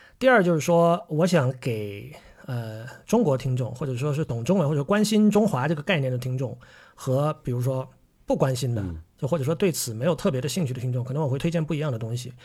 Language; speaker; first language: Chinese; native; Chinese